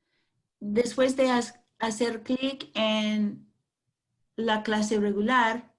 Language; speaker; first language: Spanish; non-native, fluent; English